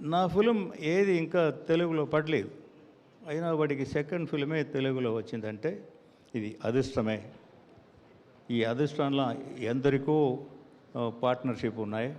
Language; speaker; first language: Telugu; non-native, learner; Tamil